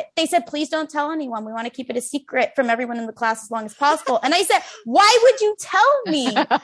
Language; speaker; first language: English; native; English